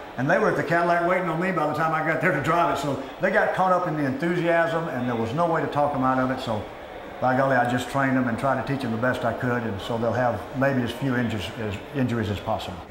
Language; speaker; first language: English; native; English